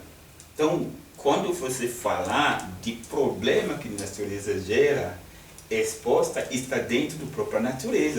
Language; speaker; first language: Portuguese; non-native, fluent; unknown